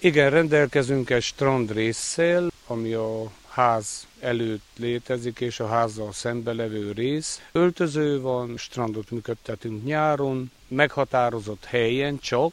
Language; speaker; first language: Hungarian; native; Hungarian